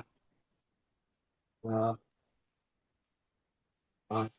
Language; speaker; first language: English; non-native, learner; Hindi